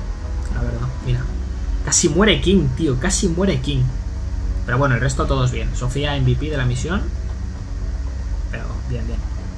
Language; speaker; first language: Spanish; native; Spanish